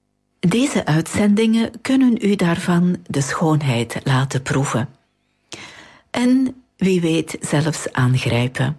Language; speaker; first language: Dutch; native; Dutch